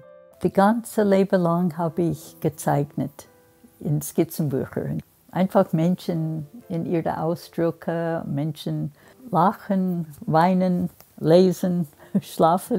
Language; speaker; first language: German; non-native, fluent; English